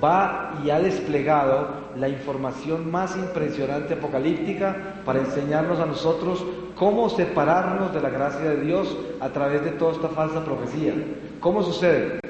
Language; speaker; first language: Spanish; native; Spanish